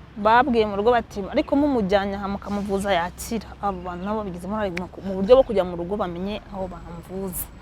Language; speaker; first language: Kinyarwanda; early bilingual, heritage; Kinyarwanda